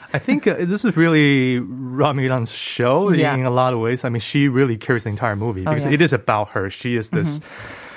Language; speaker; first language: English; non-native, fluent; Chinese